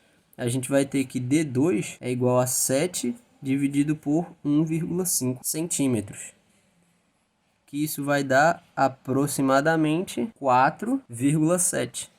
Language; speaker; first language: Portuguese; native; Portuguese